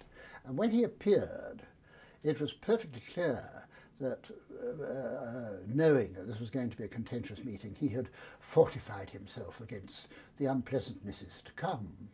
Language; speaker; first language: English; native; English